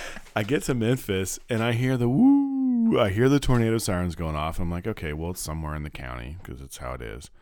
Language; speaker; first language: English; native; English